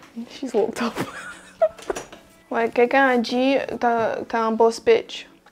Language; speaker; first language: French; early bilingual, other home language; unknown